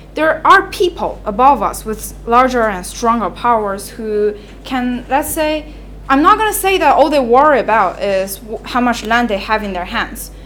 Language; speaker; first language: English; non-native, fluent; Chinese